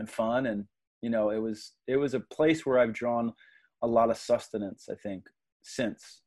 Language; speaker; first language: English; native; English